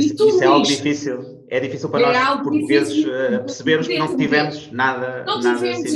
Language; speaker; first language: Portuguese; native; Portuguese